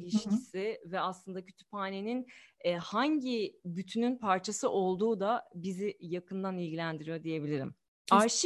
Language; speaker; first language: Turkish; native; Turkish